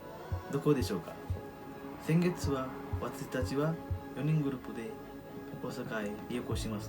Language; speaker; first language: Japanese; non-native, learner; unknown